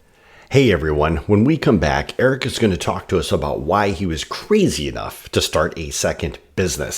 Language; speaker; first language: English; native; English